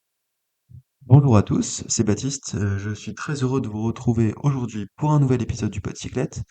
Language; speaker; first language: French; native; French